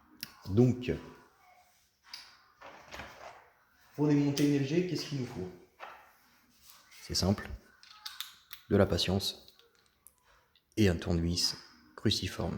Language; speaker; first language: French; native; French